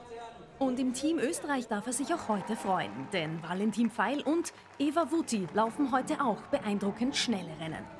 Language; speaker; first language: German; native; German